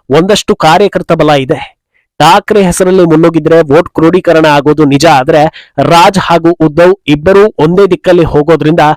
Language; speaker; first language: Kannada; native; Kannada